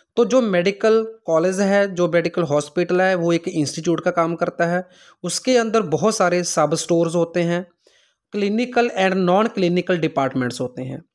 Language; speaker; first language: Hindi; non-native, local second language; Punjabi